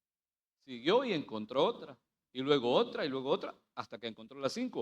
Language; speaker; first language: Spanish; native; Spanish